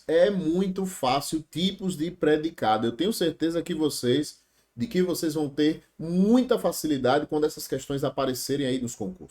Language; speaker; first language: Portuguese; native; Portuguese